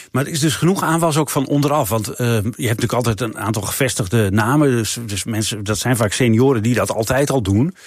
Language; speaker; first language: Dutch; native; Dutch